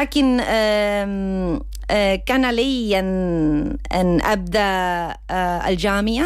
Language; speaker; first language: Arabic; non-native, learner; Spanish